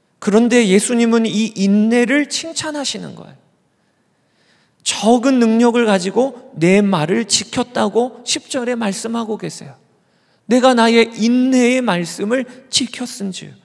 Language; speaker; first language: Korean; native; Korean